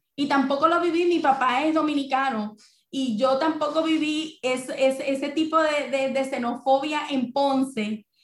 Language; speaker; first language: Spanish; native; Spanish